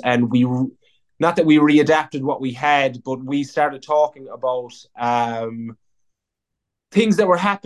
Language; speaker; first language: English; native; English